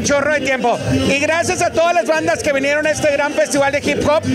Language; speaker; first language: Spanish; native; Spanish